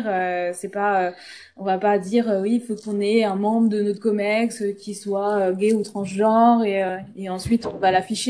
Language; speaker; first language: French; native; French